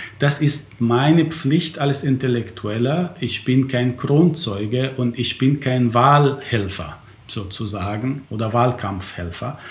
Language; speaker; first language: German; non-native, fluent; Arabic